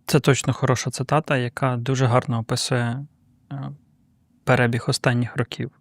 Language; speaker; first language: Ukrainian; native; Ukrainian